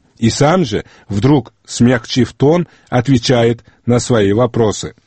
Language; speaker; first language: Russian; non-native, local second language; Uzbek